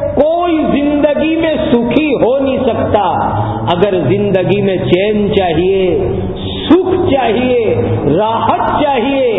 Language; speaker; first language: Urdu; non-native, local second language; Gujarati